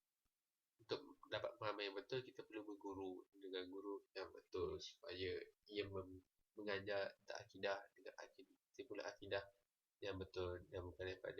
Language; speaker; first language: Malay; native; Malay